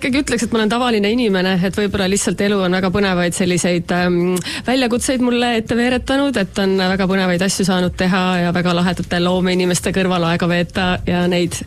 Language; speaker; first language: Estonian; native; Estonian